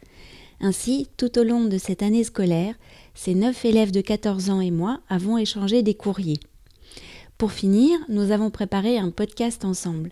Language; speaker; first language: French; native; French